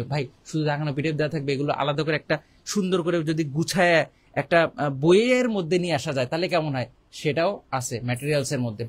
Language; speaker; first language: Bangla; native; Bangla